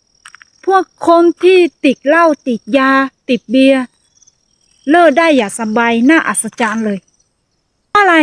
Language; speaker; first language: Thai; non-native, fluent; Akha